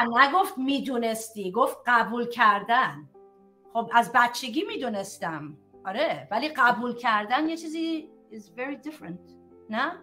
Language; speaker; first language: Persian; early bilingual, heritage; Persian